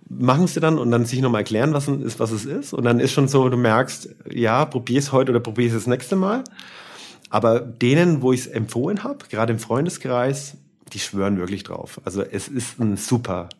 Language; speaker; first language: German; native; German